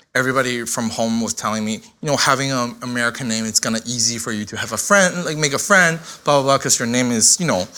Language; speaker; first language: English; non-native, fluent; Chinese